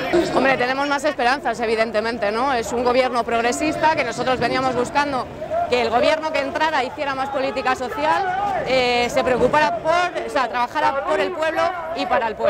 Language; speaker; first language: Spanish; native; Spanish